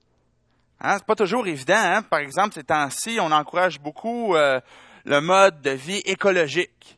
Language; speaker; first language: French; native; French